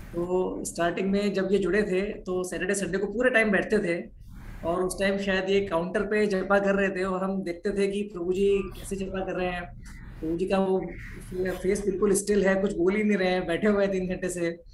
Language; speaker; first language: Hindi; native; Hindi